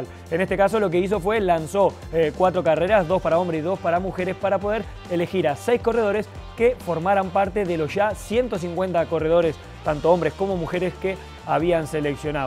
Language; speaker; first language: Spanish; native; Spanish